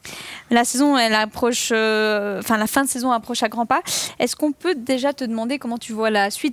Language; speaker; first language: French; native; French